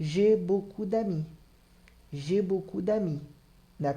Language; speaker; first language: French; non-native, fluent; Portuguese